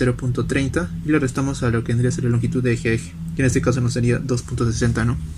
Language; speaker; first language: Spanish; native; Spanish